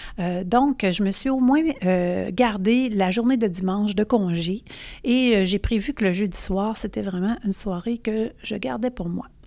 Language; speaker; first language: French; native; French